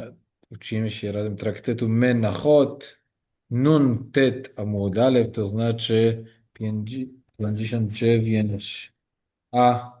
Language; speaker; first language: Polish; non-native, learner; Hebrew